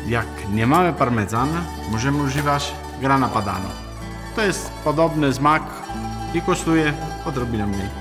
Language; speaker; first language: Polish; non-native, learner; Italian